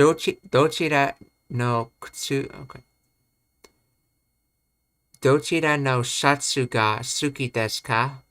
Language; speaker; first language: Japanese; non-native, learner; English